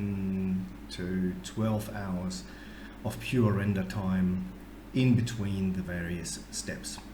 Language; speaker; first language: English; native; English